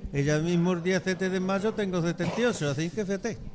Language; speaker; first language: Spanish; native; Spanish